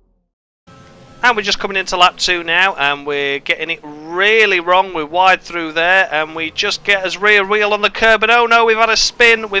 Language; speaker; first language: English; native; English